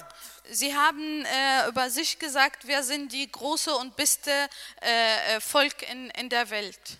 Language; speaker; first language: German; non-native, learner; Arabic